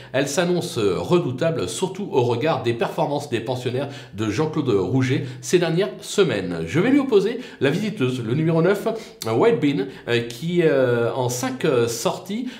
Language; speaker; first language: French; native; French